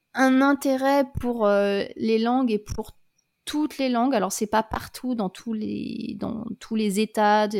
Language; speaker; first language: French; native; French